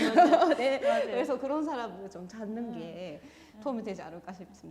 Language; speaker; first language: Korean; non-native, fluent; Japanese